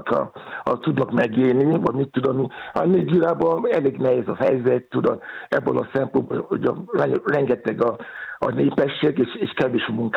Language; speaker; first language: Hungarian; non-native, fluent; Yoruba